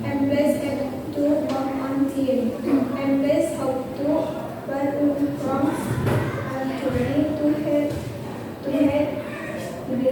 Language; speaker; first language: English; non-native, learner; Indonesian